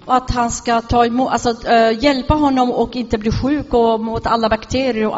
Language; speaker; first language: Swedish; non-native, fluent; Arabic